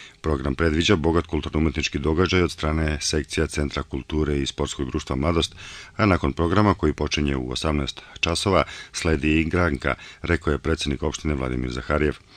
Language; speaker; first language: Bosnian; non-native, local second language; Bulgarian